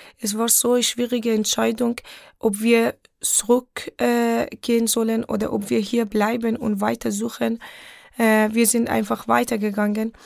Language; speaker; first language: German; non-native, fluent; Persian